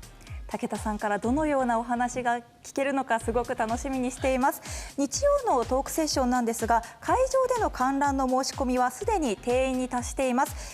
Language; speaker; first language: Japanese; native; Japanese